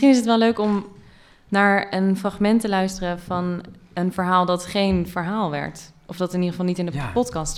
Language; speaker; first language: Dutch; native; Dutch